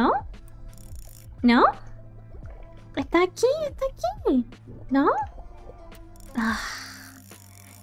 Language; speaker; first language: Spanish; non-native, learner; English